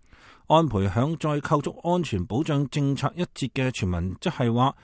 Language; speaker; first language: Chinese; native; Chinese